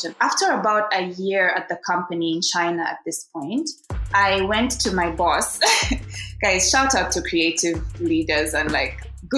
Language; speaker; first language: English; non-native, local second language; Ganda